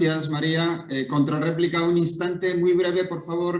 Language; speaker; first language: Spanish; native; Spanish